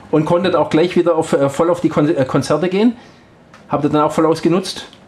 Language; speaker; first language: German; native; German